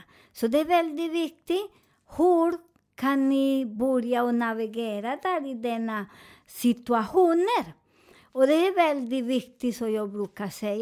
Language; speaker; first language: Swedish; non-native, learner; Spanish